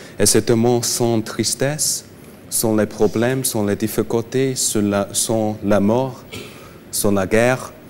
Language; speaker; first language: French; non-native, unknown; English